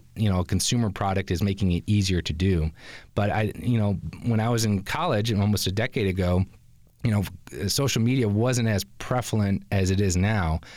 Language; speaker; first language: English; native; English